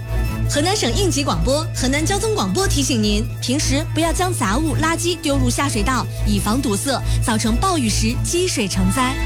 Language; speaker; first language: Chinese; native; Chinese